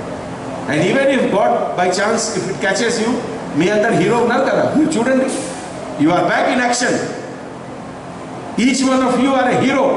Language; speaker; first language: Telugu; non-native, fluent; Hindi